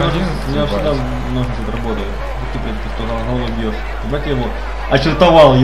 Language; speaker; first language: Russian; native; Russian